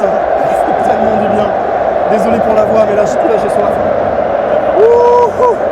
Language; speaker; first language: French; native; French